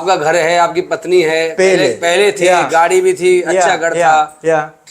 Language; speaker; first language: Hindi; native; Hindi